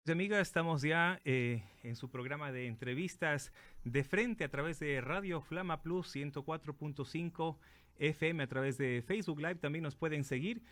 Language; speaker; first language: Spanish; native; Spanish